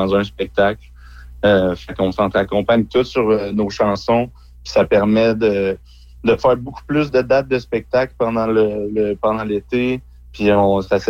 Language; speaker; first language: French; native; French